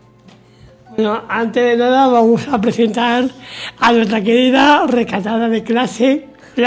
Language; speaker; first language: Spanish; native; Spanish